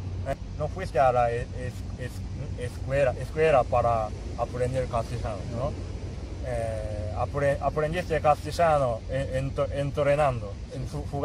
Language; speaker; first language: Spanish; non-native, fluent; Japanese